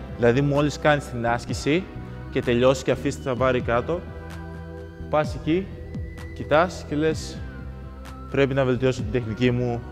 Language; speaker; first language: Greek; early bilingual, other home language; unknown